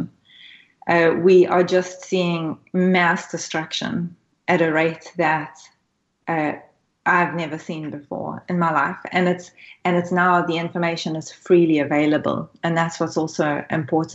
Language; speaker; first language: English; native; English